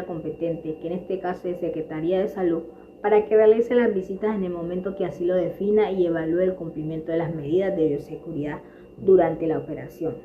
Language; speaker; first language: Spanish; native; Spanish